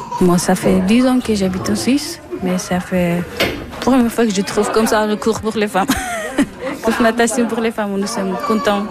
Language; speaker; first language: French; non-native, learner; Persian